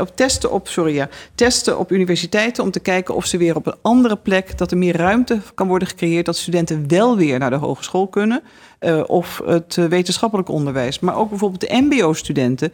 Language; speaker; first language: Dutch; native; Dutch